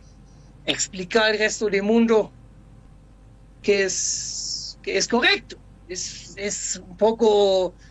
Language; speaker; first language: Spanish; non-native, fluent; German